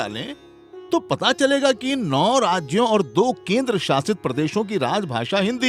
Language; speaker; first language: Hindi; native; Hindi